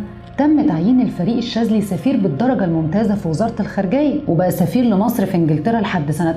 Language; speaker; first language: Arabic; native; Arabic